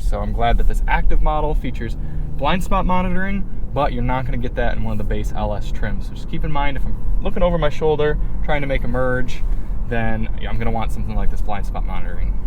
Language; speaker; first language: English; native; English